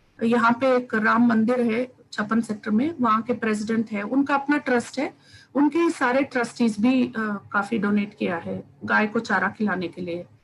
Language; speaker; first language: Hindi; non-native, local second language; Tamil